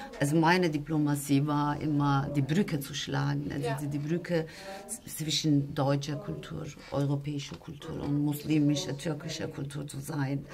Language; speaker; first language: German; non-native, fluent; Turkish